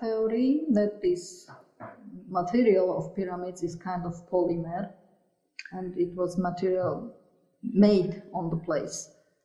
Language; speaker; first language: English; non-native, fluent; Slovak